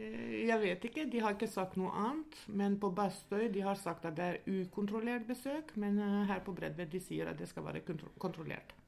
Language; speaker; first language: Norwegian; non-native, fluent; Albanian